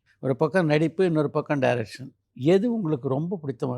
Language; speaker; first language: Tamil; native; Tamil